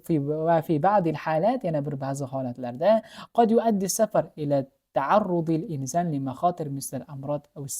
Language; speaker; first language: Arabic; non-native, fluent; Uzbek